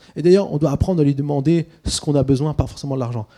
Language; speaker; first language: French; early bilingual, other home language; Swiss German